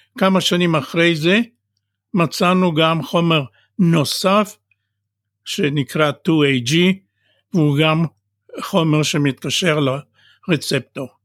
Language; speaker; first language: Hebrew; non-native, fluent; Bulgarian